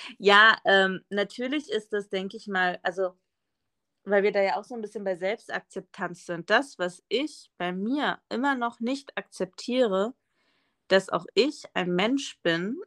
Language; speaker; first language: German; early bilingual, other home language; Spanish